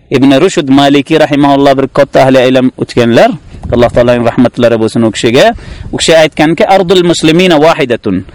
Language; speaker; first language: Uzbek; native; Uzbek